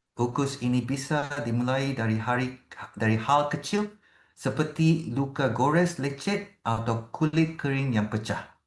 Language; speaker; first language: Malay; non-native, local second language; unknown